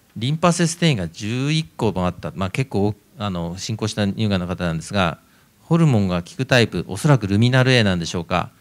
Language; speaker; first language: Japanese; native; Japanese